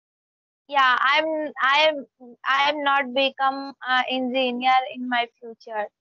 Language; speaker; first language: English; non-native, learner; Hindi